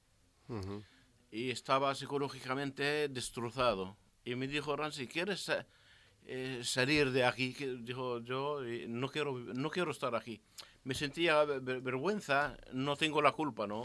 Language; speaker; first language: Spanish; non-native, learner; Arabic